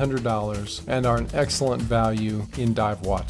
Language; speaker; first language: English; native; English